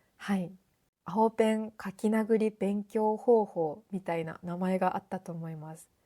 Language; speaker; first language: Japanese; native; Japanese